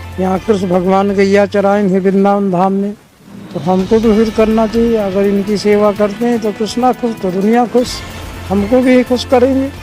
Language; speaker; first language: Hindi; native; Hindi